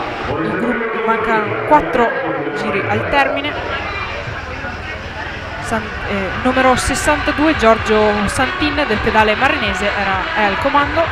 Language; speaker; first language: Italian; native; Italian